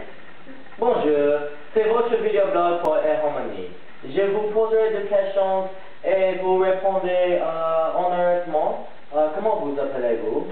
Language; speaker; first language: French; non-native, learner; English